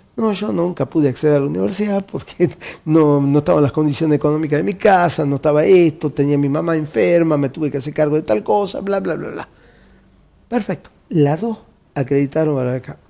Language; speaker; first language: Spanish; native; Spanish